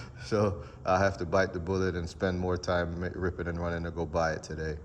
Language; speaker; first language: English; native; English